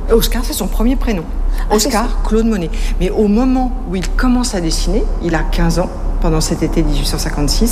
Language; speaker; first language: French; native; French